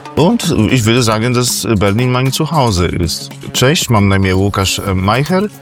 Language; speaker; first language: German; non-native, fluent; Polish